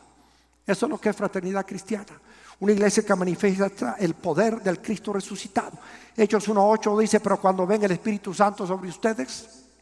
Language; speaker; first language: Spanish; native; Spanish